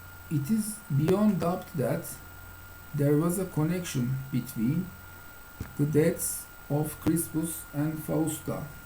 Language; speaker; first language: English; non-native, fluent; Turkish